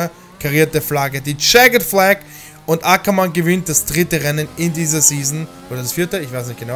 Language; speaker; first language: German; native; German